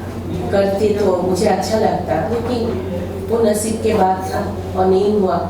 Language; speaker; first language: Hindi; non-native, local second language; Bangla